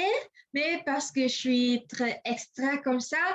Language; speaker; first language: French; non-native, learner; English